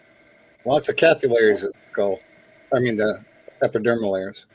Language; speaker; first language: English; native; English